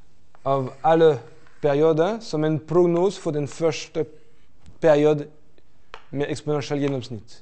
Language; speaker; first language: Norwegian; non-native, fluent; French